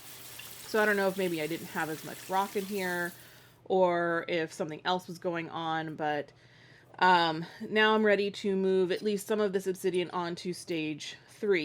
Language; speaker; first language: English; native; English